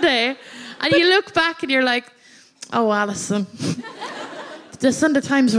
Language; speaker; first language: English; native; English